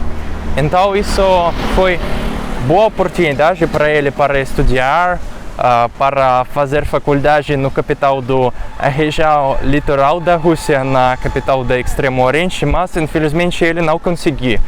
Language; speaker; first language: Portuguese; non-native, fluent; Russian